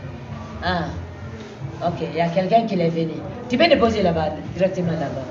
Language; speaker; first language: French; non-native, local second language; Susu